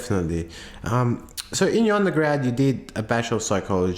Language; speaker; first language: English; native; English